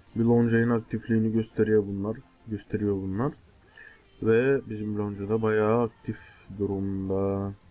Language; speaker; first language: Turkish; native; Turkish